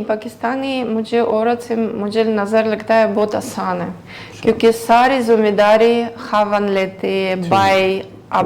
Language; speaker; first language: Hindi; non-native, learner; Greek